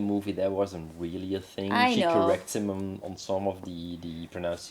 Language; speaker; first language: English; non-native, fluent; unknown